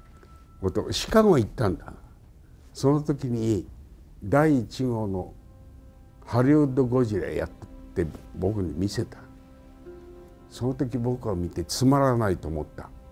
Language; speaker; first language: Japanese; native; Japanese